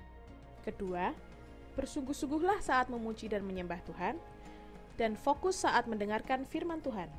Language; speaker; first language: Indonesian; native; Indonesian